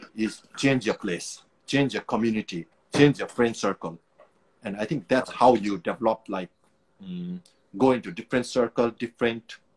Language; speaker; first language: English; non-native, local second language; Nepali